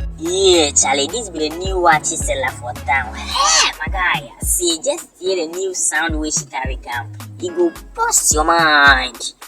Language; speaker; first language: Nigerian Pidgin; non-native, local second language; Akan